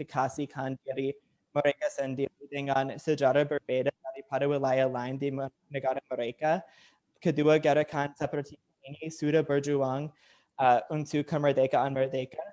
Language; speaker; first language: Indonesian; non-native, learner; English